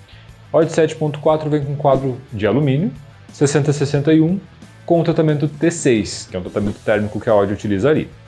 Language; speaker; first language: Portuguese; native; Portuguese